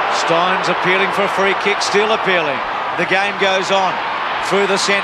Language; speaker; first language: English; native; English